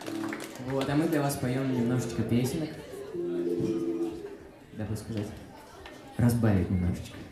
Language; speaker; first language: Russian; native; Russian